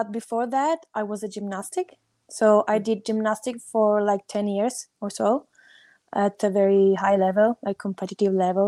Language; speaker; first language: English; non-native, fluent; Italian